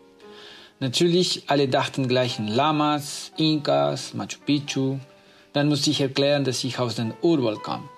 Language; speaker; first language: German; non-native, fluent; Spanish